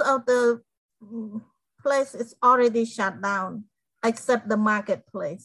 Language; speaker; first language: English; non-native, fluent; Khmer